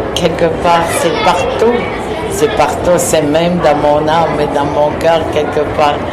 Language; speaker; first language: French; non-native, local second language; Innu-aimun